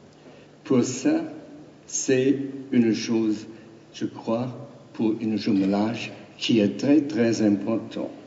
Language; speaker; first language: French; non-native, learner; German